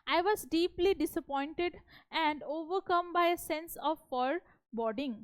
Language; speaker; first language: English; non-native, local second language; Hindi